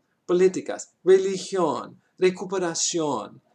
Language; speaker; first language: Spanish; non-native, learner; English